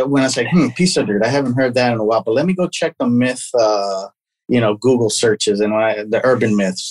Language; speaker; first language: English; native; English